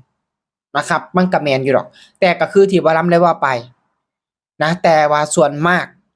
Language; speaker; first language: Thai; non-native, local second language; Northeastern Thai